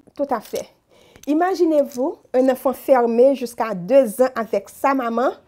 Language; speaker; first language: French; non-native, local second language; Haitian Creole